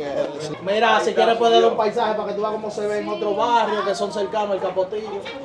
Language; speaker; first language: Spanish; native; Spanish